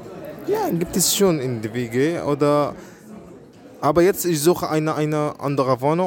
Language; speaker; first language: German; non-native, learner; Arabic